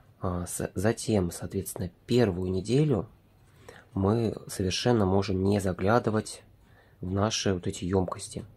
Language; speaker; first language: Russian; native; Russian